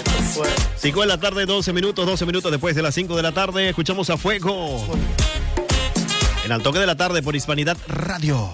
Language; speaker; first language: Spanish; native; Spanish